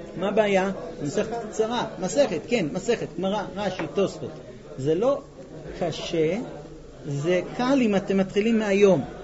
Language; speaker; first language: Hebrew; non-native, fluent; English